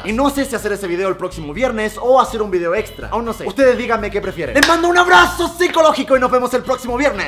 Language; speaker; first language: Spanish; native; Spanish